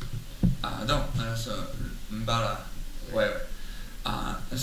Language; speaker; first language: French; non-native, learner; English